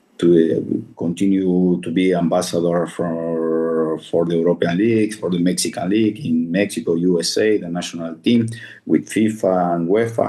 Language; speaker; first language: English; non-native, fluent; Spanish